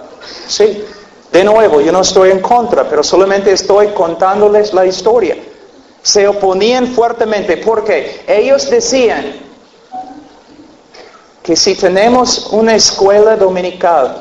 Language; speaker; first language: Spanish; non-native, fluent; English